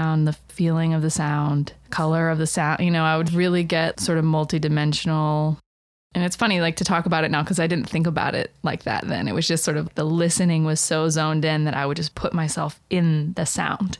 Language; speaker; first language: English; native; English